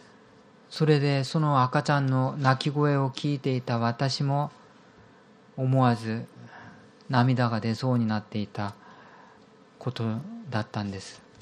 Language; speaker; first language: Japanese; non-native, fluent; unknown